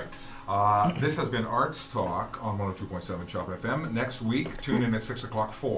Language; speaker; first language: English; native; English